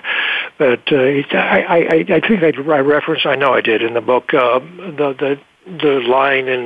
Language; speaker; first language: English; native; English